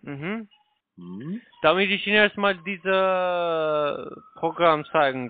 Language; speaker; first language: German; non-native, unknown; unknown